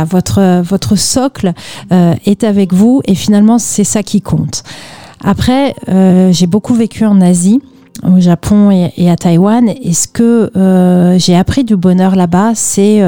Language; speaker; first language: French; native; French